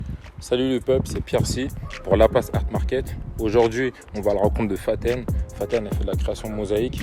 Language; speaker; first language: French; native; French